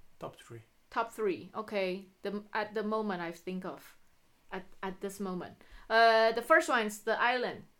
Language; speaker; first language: English; non-native, fluent; Chinese